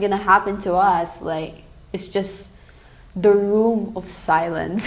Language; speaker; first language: English; native; English